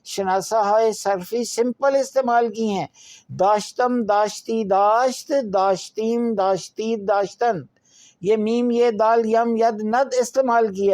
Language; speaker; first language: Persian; non-native, fluent; Urdu